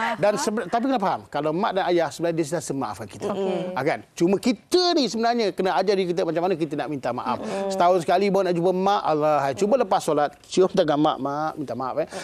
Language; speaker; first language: Malay; native; Malay